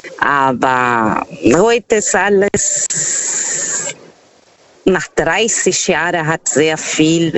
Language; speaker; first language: German; non-native, fluent; Portuguese